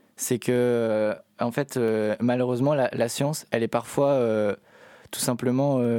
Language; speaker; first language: French; native; French